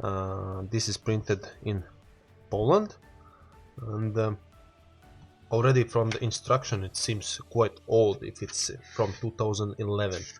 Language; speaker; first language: English; non-native, learner; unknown